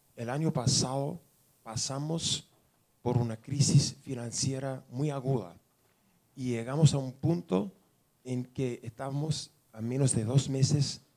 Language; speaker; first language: Spanish; non-native, fluent; English